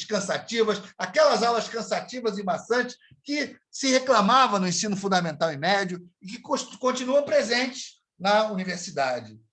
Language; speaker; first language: Portuguese; native; Portuguese